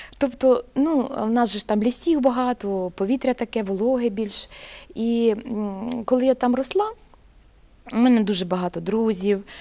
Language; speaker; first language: Ukrainian; native; Ukrainian